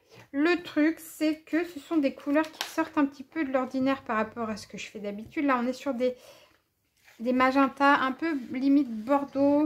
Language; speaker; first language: French; native; French